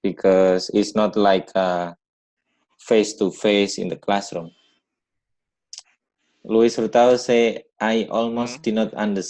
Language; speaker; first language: English; non-native, learner; Indonesian